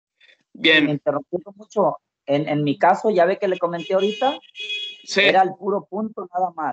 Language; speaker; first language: Spanish; native; Spanish